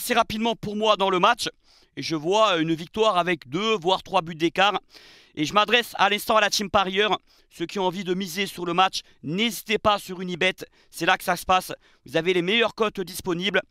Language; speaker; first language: French; native; French